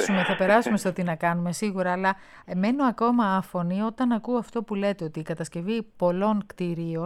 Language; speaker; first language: Greek; native; Greek